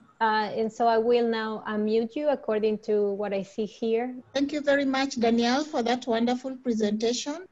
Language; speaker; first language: English; non-native, fluent; Spanish